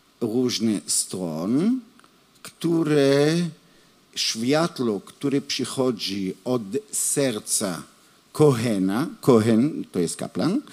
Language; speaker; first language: Polish; non-native, learner; Hebrew